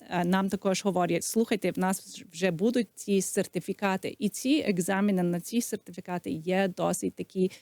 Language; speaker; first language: Ukrainian; early bilingual, heritage; Ukrainian